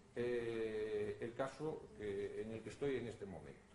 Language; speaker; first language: Spanish; non-native, local second language; Galician